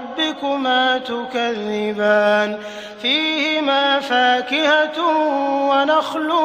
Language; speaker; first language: Arabic; native; Arabic